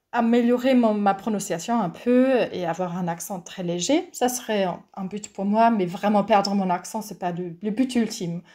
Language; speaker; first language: French; non-native, fluent; German